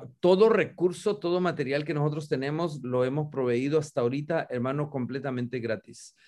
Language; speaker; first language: Spanish; native; Spanish